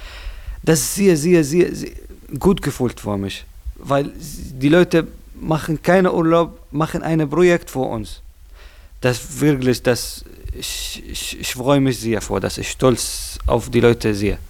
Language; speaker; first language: German; non-native, learner; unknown